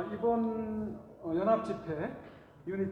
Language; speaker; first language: Korean; native; Korean